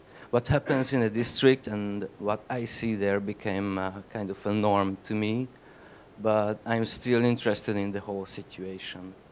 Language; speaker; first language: English; non-native, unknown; Hungarian